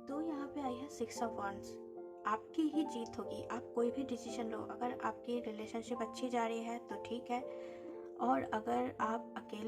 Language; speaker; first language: Hindi; native; Hindi